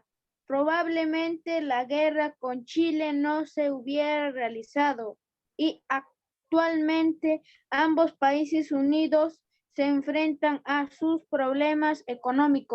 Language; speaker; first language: Spanish; native; Spanish